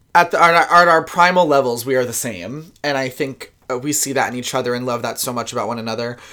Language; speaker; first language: English; native; English